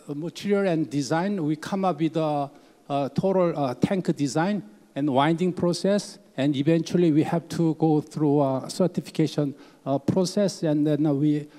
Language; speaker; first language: English; non-native, fluent; Korean